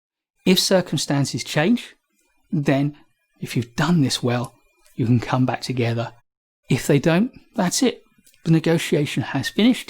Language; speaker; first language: English; native; English